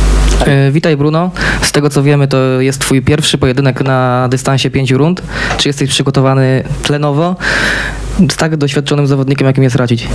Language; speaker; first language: Polish; native; Polish